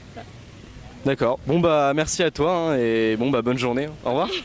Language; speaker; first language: French; native; French